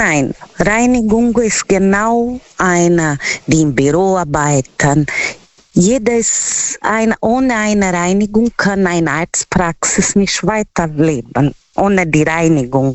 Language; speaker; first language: German; non-native, learner; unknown